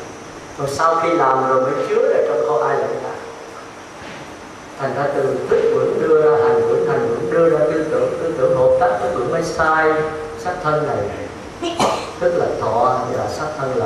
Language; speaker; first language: Vietnamese; native; Vietnamese